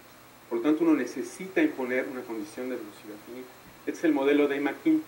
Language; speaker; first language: Spanish; native; Spanish